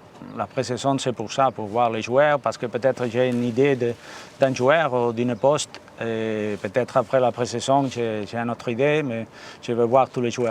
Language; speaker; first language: French; non-native, fluent; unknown